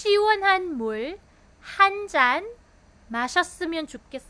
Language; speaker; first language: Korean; non-native, fluent; Filipino